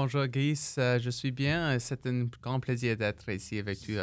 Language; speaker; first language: French; non-native, local second language; English